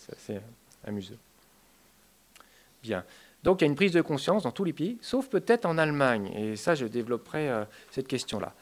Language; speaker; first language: French; native; French